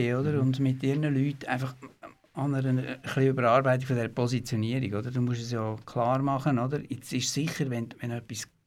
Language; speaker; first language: German; native; German